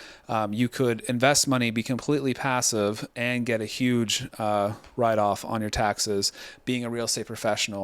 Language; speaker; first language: English; native; English